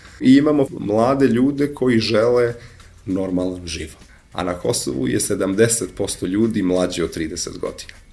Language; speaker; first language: Serbian; non-native, local second language; Albanian